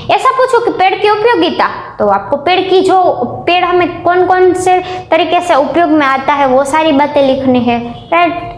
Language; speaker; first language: Hindi; non-native, local second language; Gujarati